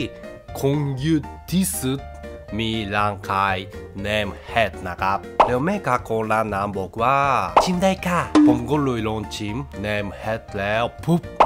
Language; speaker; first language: Thai; non-native, learner; Japanese